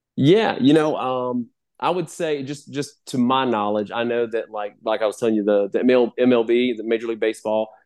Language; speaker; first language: English; native; English